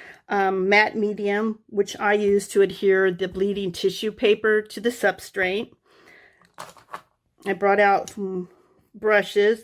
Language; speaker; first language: English; native; English